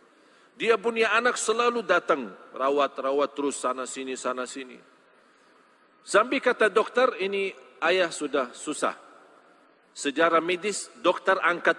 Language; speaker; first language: Indonesian; non-native, fluent; Arabic